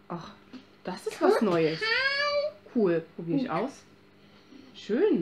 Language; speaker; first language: German; native; German